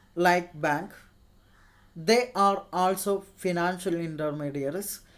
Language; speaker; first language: English; non-native, local second language; Malayalam